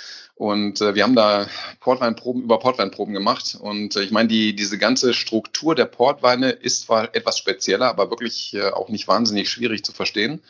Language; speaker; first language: German; native; German